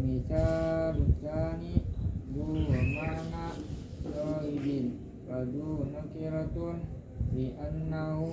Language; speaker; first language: Arabic; non-native, learner; Banjar